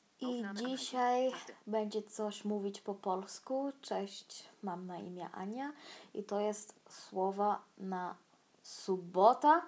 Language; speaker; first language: Polish; non-native, learner; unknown